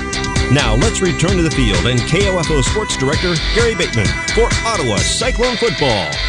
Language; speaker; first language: English; native; English